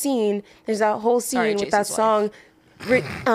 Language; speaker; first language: English; non-native, local second language; Yoruba